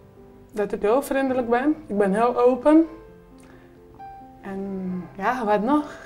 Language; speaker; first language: Dutch; early bilingual, other home language; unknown